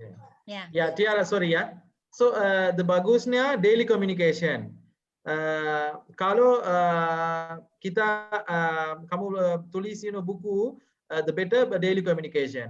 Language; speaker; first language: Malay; non-native, learner; Sinhala